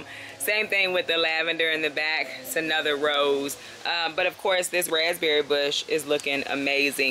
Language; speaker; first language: English; native; English